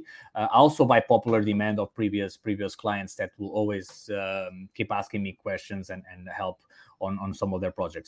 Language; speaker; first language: English; non-native, fluent; Portuguese